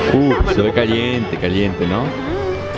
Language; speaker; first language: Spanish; non-native, learner; English